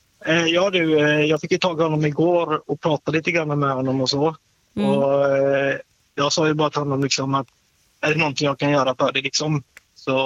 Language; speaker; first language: Swedish; native; Swedish